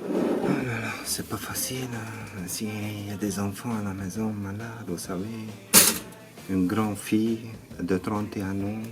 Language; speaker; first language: French; non-native, learner; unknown